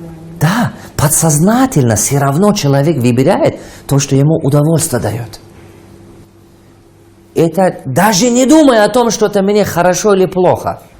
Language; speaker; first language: Russian; non-native, local second language; Tajik